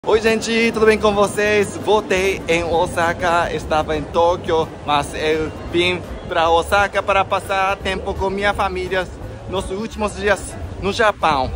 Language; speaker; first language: Portuguese; non-native, fluent; Japanese